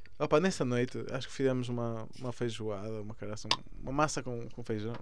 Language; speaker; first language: Portuguese; early bilingual, other home language; Spanish